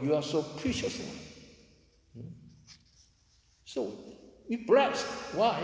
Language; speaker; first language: English; non-native, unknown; Korean